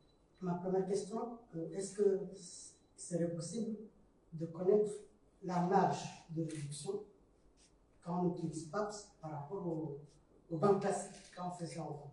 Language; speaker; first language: French; non-native, local second language; Comorian